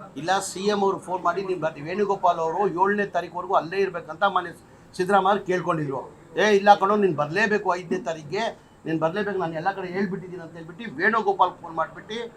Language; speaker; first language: Kannada; non-native, local second language; Urdu